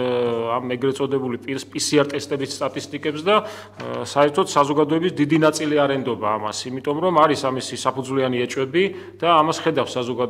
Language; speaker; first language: Georgian; native; Georgian